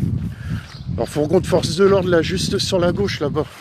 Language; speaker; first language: French; native; French